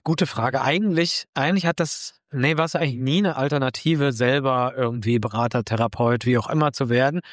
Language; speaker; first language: German; native; German